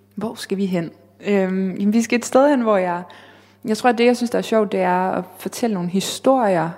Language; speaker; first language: Danish; native; Danish